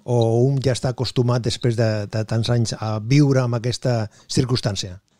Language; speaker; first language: Catalan; native; Catalan